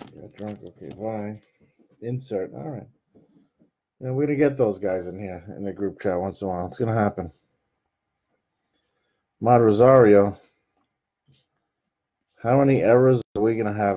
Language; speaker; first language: English; native; English